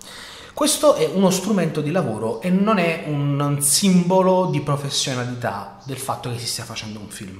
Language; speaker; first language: Italian; native; Italian